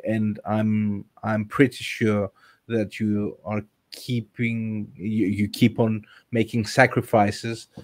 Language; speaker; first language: English; non-native, fluent; Greek